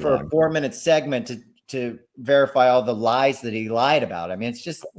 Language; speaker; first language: English; native; English